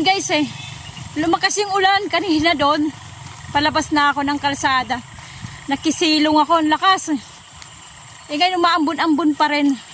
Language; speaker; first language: Filipino; non-native, local second language; Waray